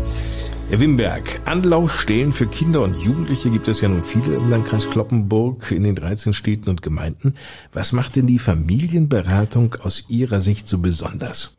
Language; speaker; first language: German; native; German